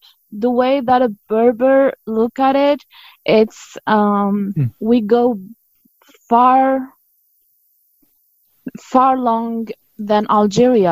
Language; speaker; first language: English; non-native, fluent; Arabic